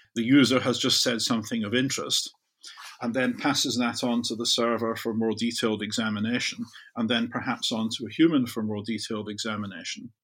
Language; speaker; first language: English; native; English